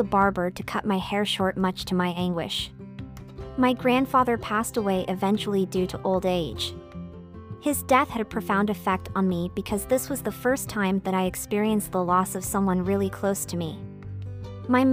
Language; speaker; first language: English; non-native, local second language; Cantonese